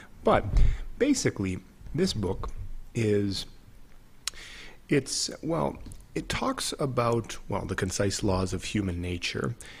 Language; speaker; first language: English; native; English